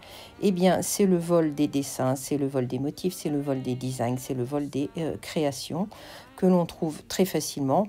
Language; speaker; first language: French; native; French